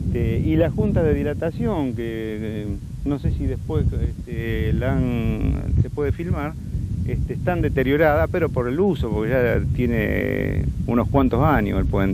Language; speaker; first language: Spanish; native; Spanish